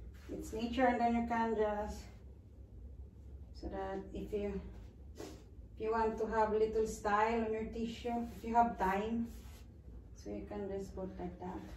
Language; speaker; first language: English; non-native, local second language; Cebuano